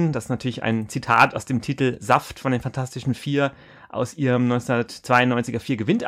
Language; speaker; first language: German; native; German